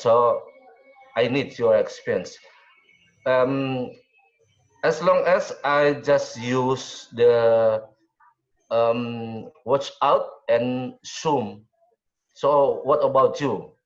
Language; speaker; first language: English; non-native, learner; Indonesian